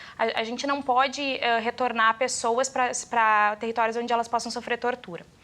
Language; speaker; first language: Portuguese; native; Portuguese